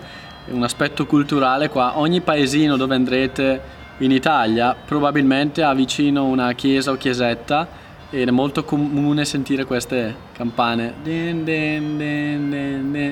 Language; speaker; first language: Italian; native; Italian